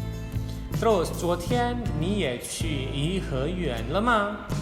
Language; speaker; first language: Chinese; non-native, fluent; Indonesian